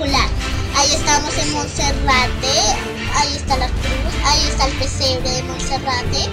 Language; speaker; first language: Spanish; native; Spanish